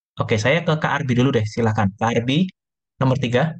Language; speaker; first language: Indonesian; native; Indonesian